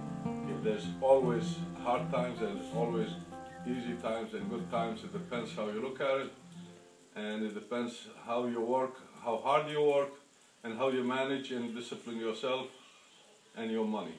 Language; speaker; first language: English; non-native, fluent; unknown